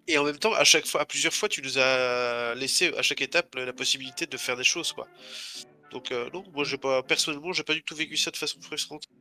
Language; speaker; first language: French; native; French